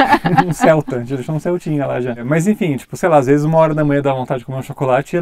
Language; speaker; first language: Portuguese; native; Portuguese